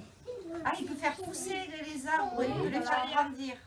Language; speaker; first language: French; native; French